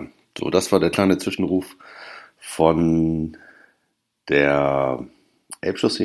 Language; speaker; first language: German; native; German